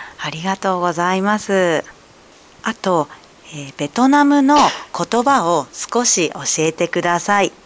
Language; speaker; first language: Japanese; native; Japanese